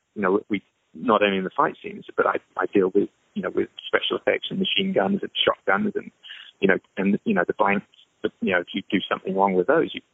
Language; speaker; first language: English; native; English